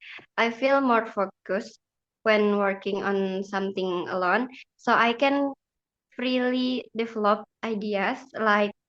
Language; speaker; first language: English; non-native, learner; Indonesian